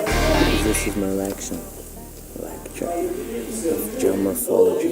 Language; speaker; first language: English; non-native, learner; Ukrainian